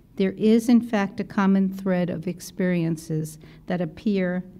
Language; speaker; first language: English; native; English